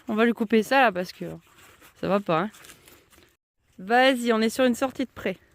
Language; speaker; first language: French; native; French